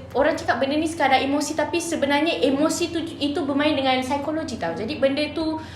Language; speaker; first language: Malay; native; Malay